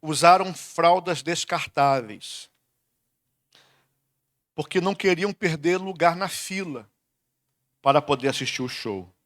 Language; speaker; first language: Portuguese; native; Portuguese